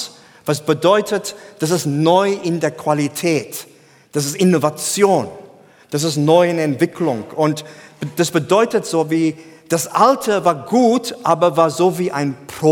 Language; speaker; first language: German; non-native, fluent; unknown